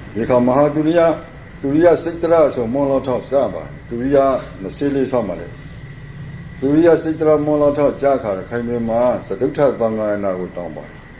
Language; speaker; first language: Burmese; native; Burmese